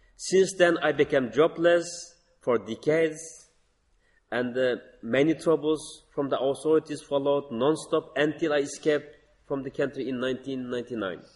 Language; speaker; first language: English; non-native, learner; Uyghur